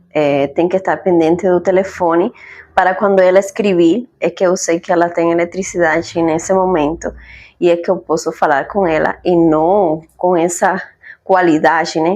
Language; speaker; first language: Portuguese; non-native, fluent; Spanish